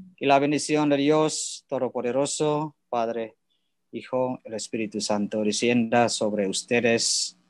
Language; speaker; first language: Spanish; non-native, learner; Indonesian